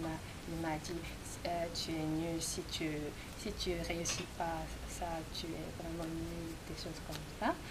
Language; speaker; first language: French; non-native, fluent; Japanese